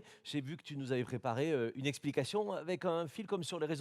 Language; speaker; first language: French; native; French